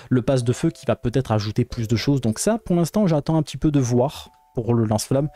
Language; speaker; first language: French; native; French